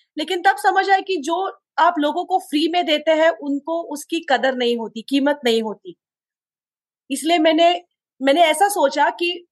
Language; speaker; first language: Hindi; non-native, local second language; Konkani